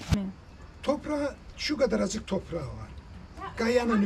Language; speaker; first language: Turkish; native; Turkish